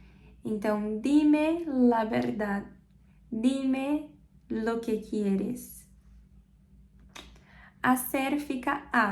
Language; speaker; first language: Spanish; non-native, fluent; Portuguese